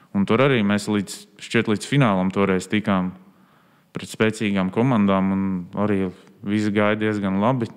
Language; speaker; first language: Latvian; native; Latvian